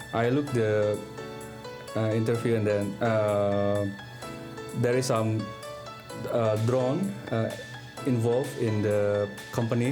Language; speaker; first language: English; non-native, learner; Indonesian